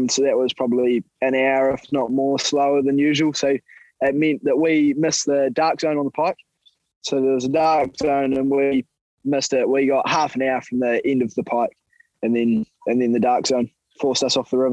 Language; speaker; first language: English; native; English